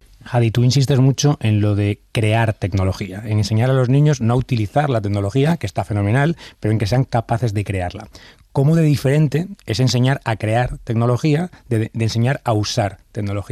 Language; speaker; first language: Spanish; native; Spanish